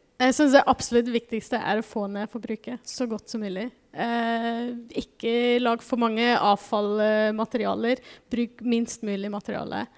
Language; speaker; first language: Norwegian; non-native, fluent; German